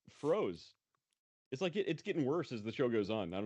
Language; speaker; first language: English; native; English